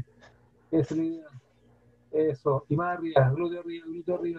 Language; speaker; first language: Spanish; native; Spanish